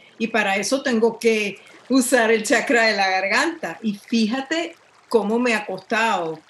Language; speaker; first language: Spanish; native; Spanish